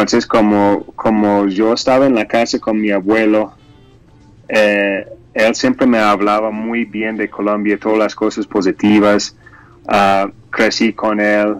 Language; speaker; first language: Spanish; non-native, fluent; English